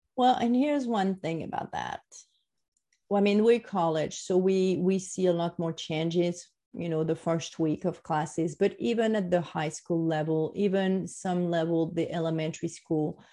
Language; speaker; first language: English; non-native, fluent; French